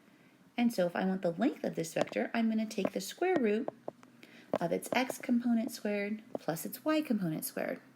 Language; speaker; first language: English; native; English